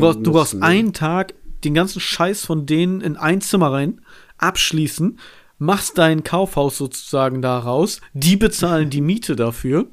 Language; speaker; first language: German; native; German